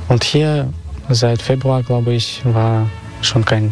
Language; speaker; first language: German; non-native, fluent; Russian